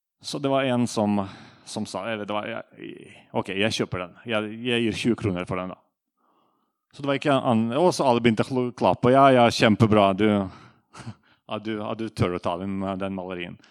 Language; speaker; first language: Norwegian; non-native, fluent; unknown